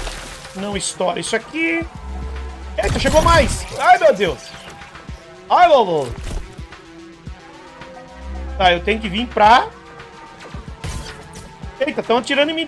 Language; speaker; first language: Portuguese; native; Portuguese